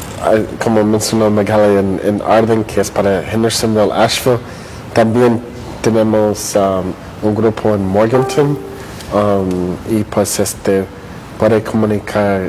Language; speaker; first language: Spanish; non-native, fluent; English